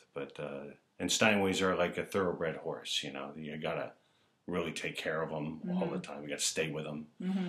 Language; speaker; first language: English; native; English